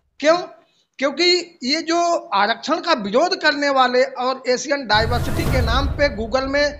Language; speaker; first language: Hindi; native; Hindi